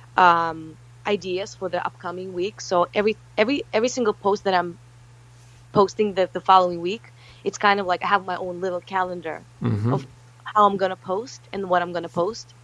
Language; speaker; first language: English; early bilingual, other home language; Russian